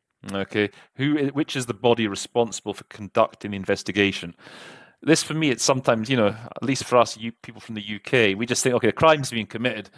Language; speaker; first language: English; native; English